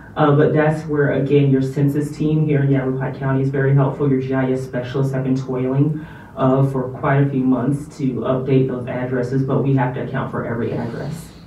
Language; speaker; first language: English; native; English